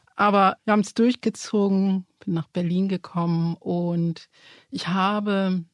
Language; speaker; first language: German; early bilingual, other home language; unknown